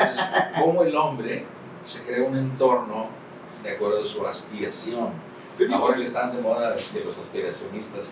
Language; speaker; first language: Spanish; native; Spanish